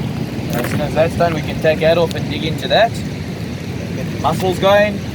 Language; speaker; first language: English; native; English